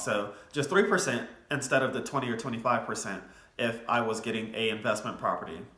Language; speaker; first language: English; native; English